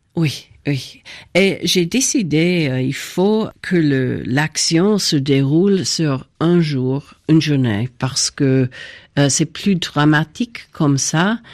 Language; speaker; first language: French; non-native, fluent; English